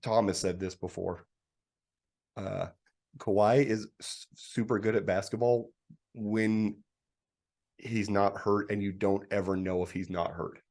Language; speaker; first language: English; native; English